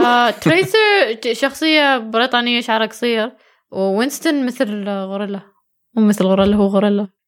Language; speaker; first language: Arabic; early bilingual, heritage; Arabic